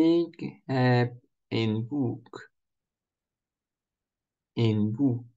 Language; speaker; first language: Dutch; non-native, learner; Russian